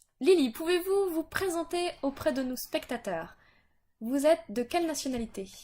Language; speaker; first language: French; native; French